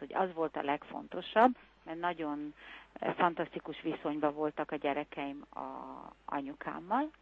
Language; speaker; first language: Hungarian; early bilingual, heritage; Hungarian